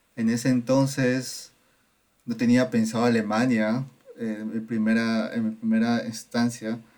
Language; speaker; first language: Spanish; native; Spanish